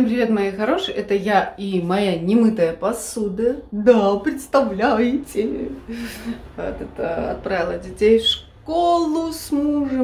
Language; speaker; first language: Russian; native; Russian